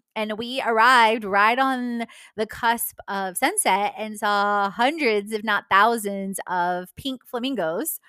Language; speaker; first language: English; non-native, fluent; Polish